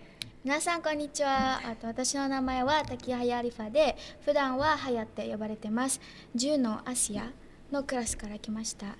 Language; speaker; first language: Japanese; early bilingual, other home language; Indonesian